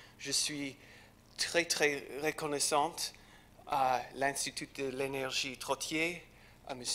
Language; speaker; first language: French; non-native, learner; English